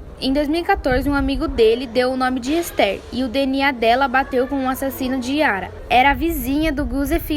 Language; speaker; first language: Portuguese; native; Portuguese